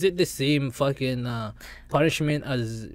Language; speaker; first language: English; non-native, local second language; Iloko